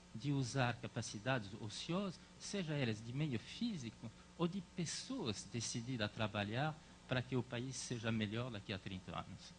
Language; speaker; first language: Portuguese; non-native, fluent; French